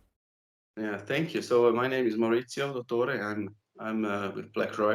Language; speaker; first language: English; non-native, fluent; German